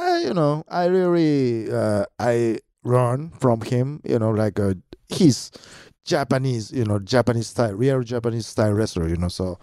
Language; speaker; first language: English; non-native, learner; Japanese